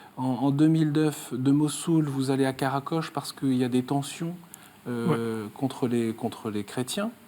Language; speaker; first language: French; native; French